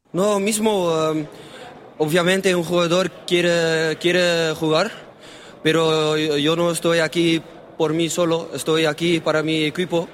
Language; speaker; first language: Spanish; non-native, learner; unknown